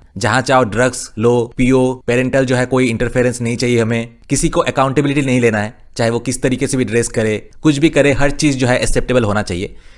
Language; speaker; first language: Hindi; non-native, local second language; Bangla